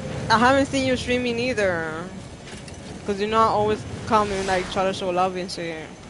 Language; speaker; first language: English; early bilingual, other home language; Spanish